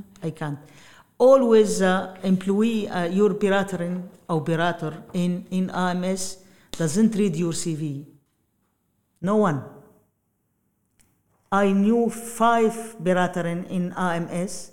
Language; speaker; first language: English; non-native, learner; Arabic